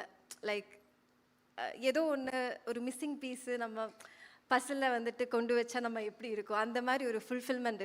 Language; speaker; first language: Tamil; non-native, fluent; Malayalam